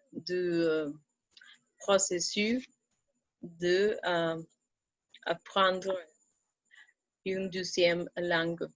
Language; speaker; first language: French; non-native, fluent; Spanish